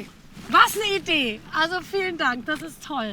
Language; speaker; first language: German; native; German